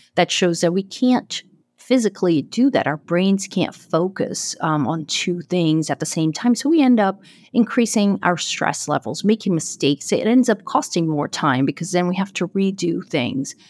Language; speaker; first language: English; non-native, fluent; Portuguese